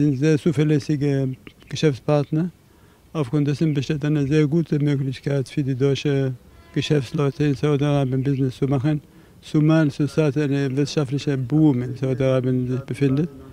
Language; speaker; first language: German; non-native, fluent; Arabic